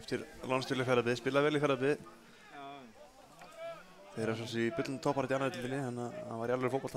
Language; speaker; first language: Icelandic; native; Icelandic